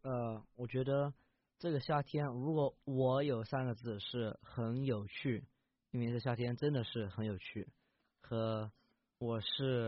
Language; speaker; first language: Chinese; early bilingual, heritage; Chinese